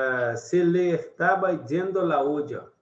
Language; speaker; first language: Spanish; non-native, learner; Portuguese